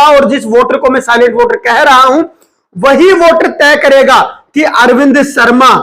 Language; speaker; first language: Hindi; native; Hindi